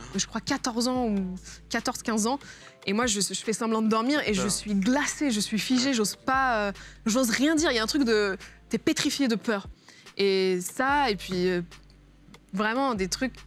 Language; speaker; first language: French; native; French